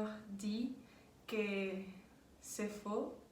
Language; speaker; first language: French; non-native, learner; Spanish